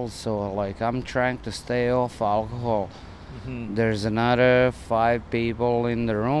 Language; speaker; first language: English; non-native, fluent; Croatian